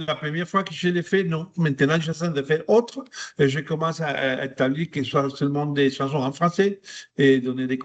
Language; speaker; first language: French; non-native, fluent; Spanish